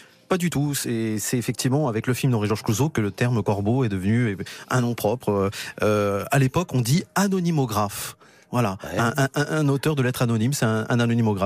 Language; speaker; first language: French; native; French